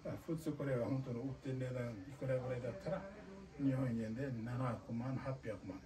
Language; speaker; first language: Japanese; non-native, fluent; Turkish